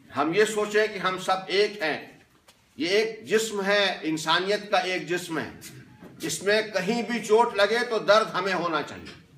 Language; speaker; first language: Hindi; non-native, local second language; Kashmiri